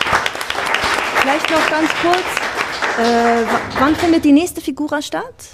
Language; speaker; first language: German; native; German